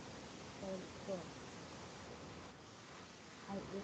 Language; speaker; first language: English; non-native, learner; Indonesian